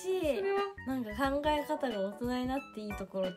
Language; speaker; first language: Japanese; native; Japanese